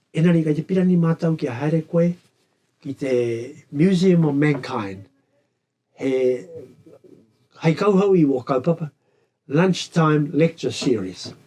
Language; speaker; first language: Māori; native; Māori